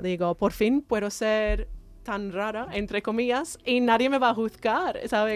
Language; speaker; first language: Spanish; non-native, fluent; English